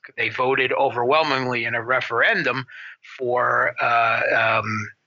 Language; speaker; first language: English; native; English